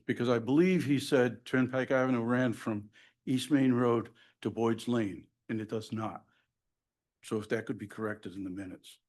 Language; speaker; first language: English; native; English